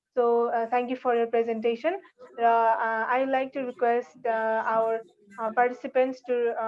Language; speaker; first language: English; non-native, local second language; Nepali